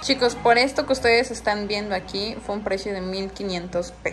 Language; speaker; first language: Spanish; native; Spanish